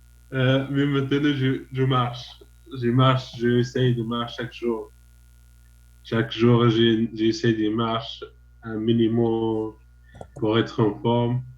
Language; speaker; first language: French; non-native, learner; Arabic